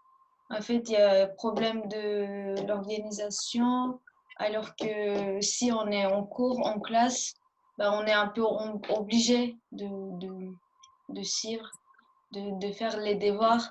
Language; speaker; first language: French; early bilingual, other home language; Turkish